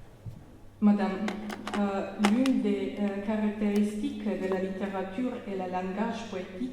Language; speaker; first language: French; non-native, fluent; Serbian